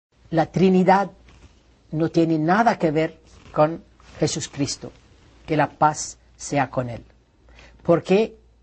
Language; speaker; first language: Spanish; non-native, learner; Arabic